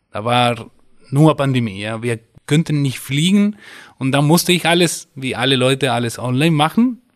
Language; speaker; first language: German; non-native, fluent; Spanish